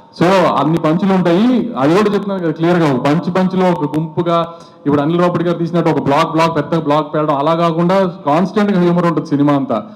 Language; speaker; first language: Telugu; native; Telugu